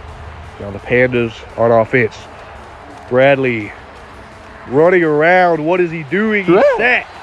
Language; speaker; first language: English; native; English